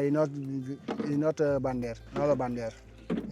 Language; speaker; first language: Spanish; non-native, learner; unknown